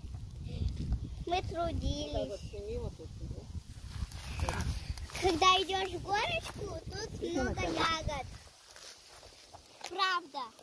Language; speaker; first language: Russian; native; Russian